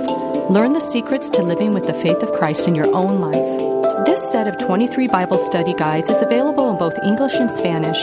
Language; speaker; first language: English; native; English